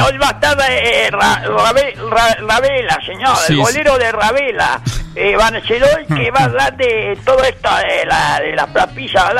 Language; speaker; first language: Spanish; native; Spanish